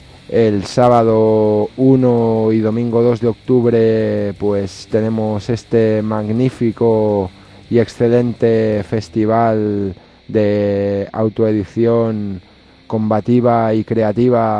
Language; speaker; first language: Spanish; native; Spanish